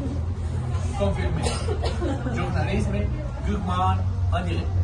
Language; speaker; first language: French; non-native, learner; Spanish